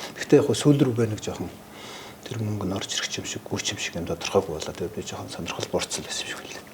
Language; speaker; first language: Mongolian; native; Mongolian